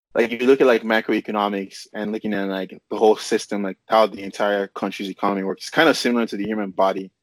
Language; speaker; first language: English; non-native, local second language; Yoruba